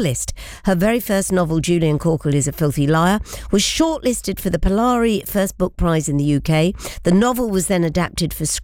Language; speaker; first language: English; native; English